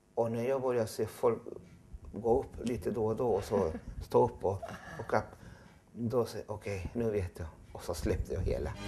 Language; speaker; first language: Swedish; non-native, fluent; Spanish